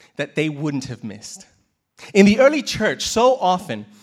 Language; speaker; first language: English; native; English